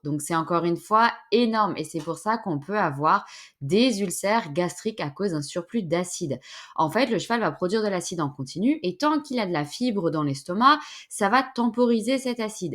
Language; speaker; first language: French; native; French